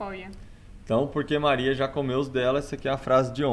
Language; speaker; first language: Portuguese; native; Portuguese